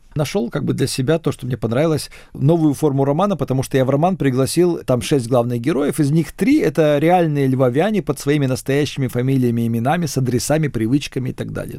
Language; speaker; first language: Russian; native; Russian